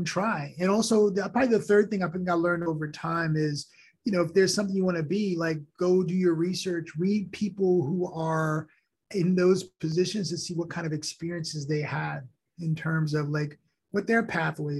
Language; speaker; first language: English; early bilingual, other home language; Haitian Creole